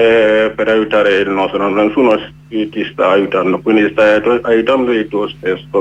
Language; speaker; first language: Italian; non-native, learner; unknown